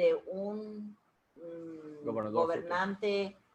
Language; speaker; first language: Spanish; native; Spanish